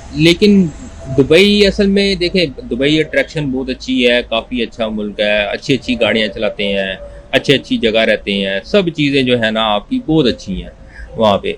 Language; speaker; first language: Urdu; non-native, local second language; Punjabi